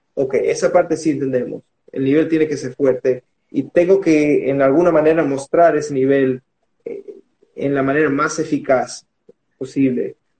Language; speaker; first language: Spanish; early bilingual, heritage; Spanish